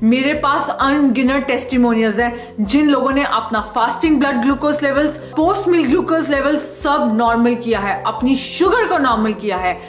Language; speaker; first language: Hindi; native; Hindi